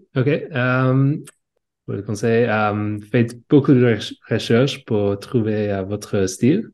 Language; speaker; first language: French; non-native, learner; English